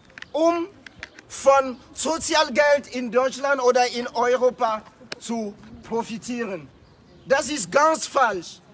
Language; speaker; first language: German; non-native, fluent; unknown